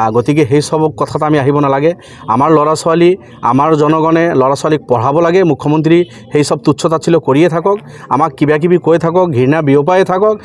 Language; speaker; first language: Assamese; non-native, local second language; Bangla